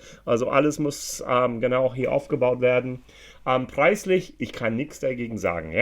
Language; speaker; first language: German; non-native, fluent; English